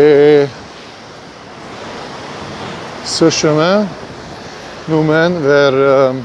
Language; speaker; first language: French; non-native, fluent; Hungarian